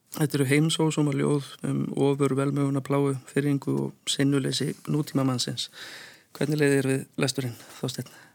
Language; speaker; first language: Icelandic; native; Icelandic